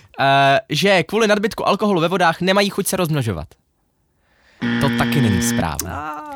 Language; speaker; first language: Czech; native; Czech